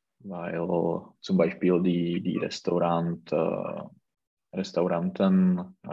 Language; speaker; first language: German; non-native, learner; Czech